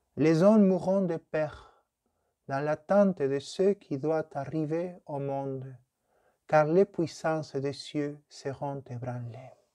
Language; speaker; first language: French; non-native, fluent; Spanish